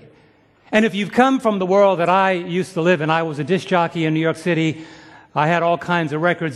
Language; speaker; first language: English; native; English